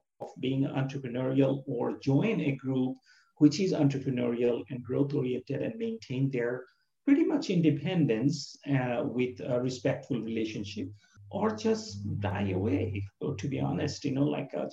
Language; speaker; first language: English; non-native, local second language; Bangla